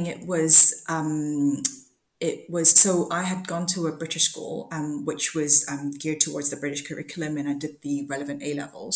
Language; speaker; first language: English; non-native, local second language; Cantonese